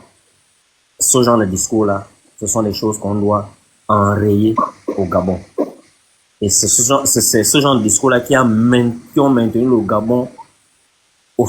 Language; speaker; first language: French; non-native, local second language; Fang